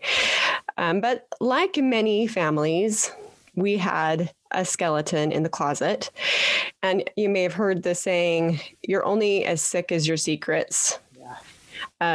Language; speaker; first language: English; native; English